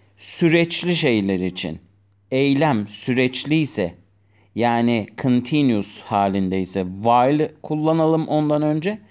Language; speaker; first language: Turkish; non-native, fluent; Azerbaijani